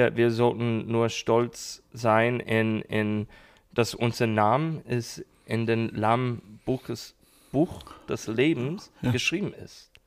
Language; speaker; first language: German; non-native, learner; English